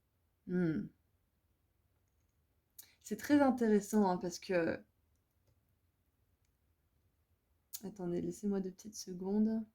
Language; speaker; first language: French; native; French